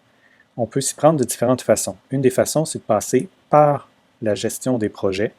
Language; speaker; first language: French; native; French